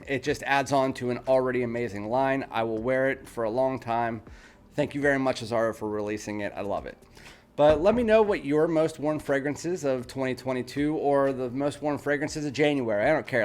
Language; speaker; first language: English; native; English